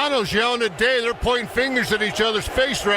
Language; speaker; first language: English; native; English